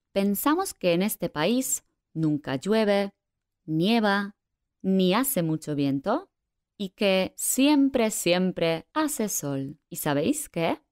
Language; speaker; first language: Spanish; non-native, fluent; Polish